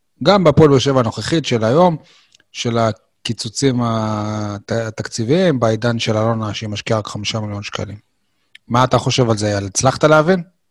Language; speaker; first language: Hebrew; native; Hebrew